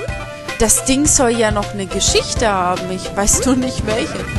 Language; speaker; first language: German; native; German